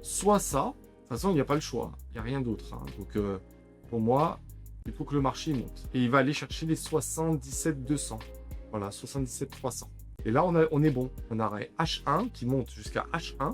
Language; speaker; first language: French; native; French